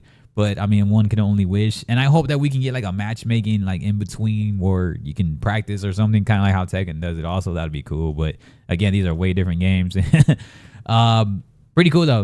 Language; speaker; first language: English; native; English